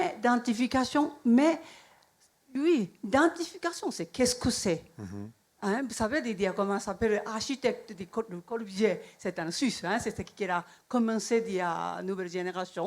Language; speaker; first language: French; non-native, learner; Japanese